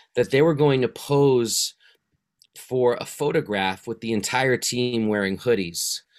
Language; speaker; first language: English; native; English